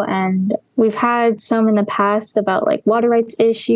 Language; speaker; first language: English; native; English